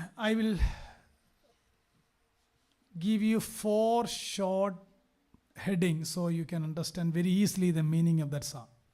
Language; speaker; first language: English; non-native, local second language; Malayalam